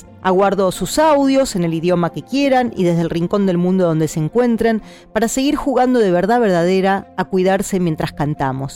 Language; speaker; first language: Spanish; native; Spanish